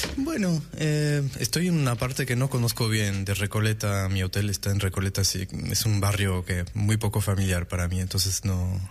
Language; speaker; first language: Spanish; non-native, fluent; French